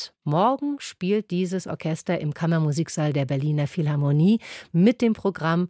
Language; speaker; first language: German; native; German